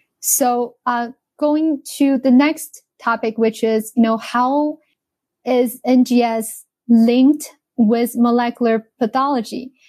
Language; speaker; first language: English; non-native, fluent; Chinese